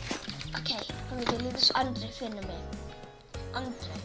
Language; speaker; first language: Icelandic; non-native, learner; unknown